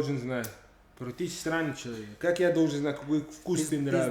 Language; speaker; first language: Russian; non-native, fluent; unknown